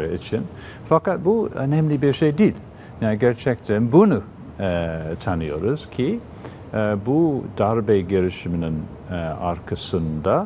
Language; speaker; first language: Turkish; non-native, fluent; English